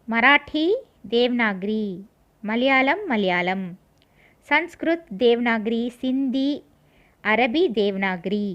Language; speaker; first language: Hindi; non-native, local second language; Tamil